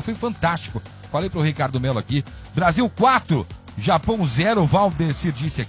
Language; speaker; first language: Portuguese; native; Portuguese